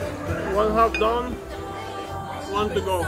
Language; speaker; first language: English; non-native, fluent; Slovenian